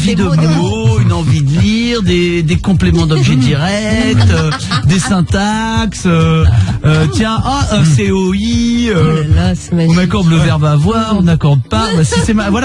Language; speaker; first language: French; native; French